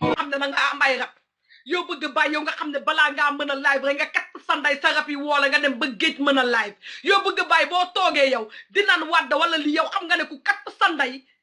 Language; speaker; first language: Wolof; early bilingual, heritage; Wolof